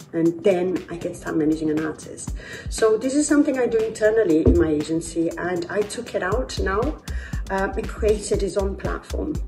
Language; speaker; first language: English; non-native, fluent; Portuguese